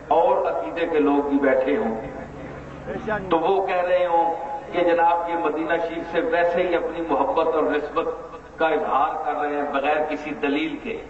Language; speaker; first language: Urdu; non-native, local second language; Punjabi